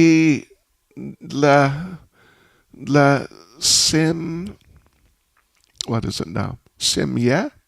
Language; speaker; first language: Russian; non-native, learner; English